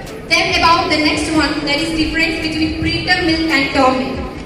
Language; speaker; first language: English; non-native, local second language; Malayalam